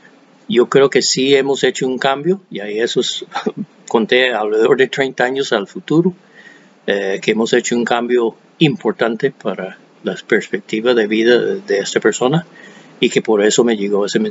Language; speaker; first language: Spanish; non-native, fluent; English